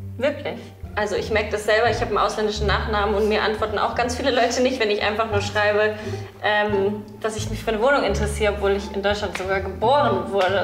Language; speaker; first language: German; early bilingual, other home language; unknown